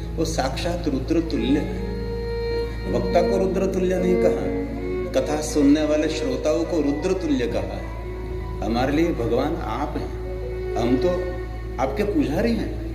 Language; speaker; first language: Hindi; non-native, local second language; Gujarati